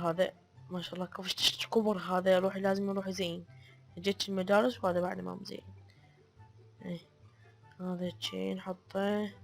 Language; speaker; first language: Arabic; native; Arabic